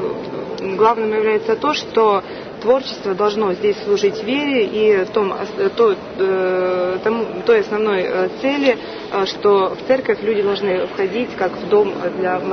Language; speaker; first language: Russian; native; Russian